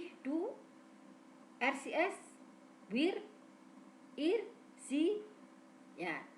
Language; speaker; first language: German; non-native, fluent; Indonesian